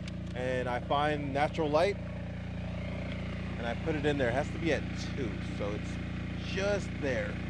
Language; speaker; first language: English; native; English